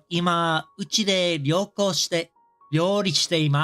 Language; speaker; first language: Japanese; non-native, learner; English